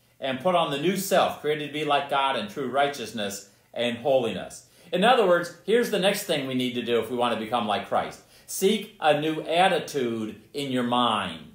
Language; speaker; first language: English; native; English